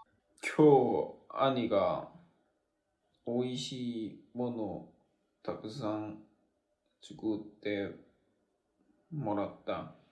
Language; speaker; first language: Japanese; non-native, learner; Korean